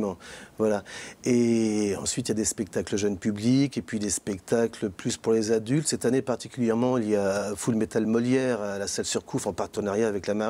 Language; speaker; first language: French; native; French